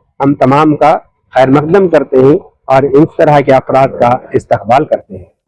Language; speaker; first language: Urdu; native; Urdu